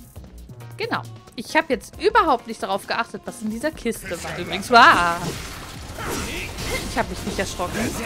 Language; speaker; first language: German; native; German